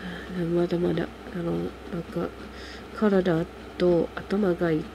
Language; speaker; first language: Japanese; non-native, fluent; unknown